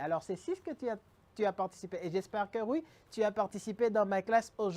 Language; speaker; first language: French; non-native, fluent; Spanish